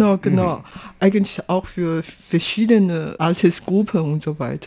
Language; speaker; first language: German; non-native, fluent; Chinese